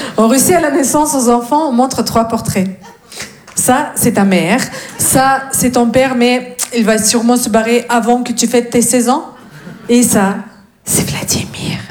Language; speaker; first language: French; non-native, fluent; Russian